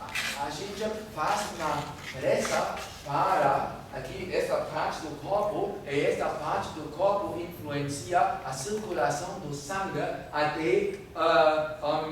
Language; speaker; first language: Portuguese; non-native, fluent; German